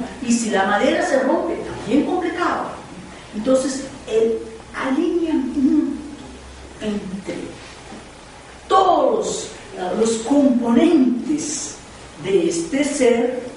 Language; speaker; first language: Spanish; non-native, fluent; Portuguese